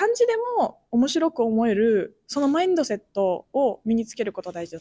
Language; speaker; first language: Japanese; non-native, fluent; Belarusian